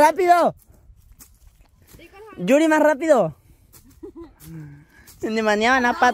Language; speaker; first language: Spanish; native; Spanish